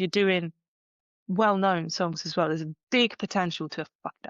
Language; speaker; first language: English; native; English